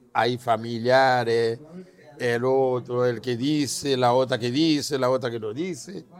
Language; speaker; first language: Spanish; non-native, fluent; Haitian Creole